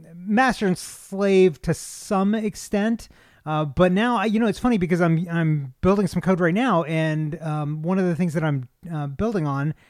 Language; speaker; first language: English; native; English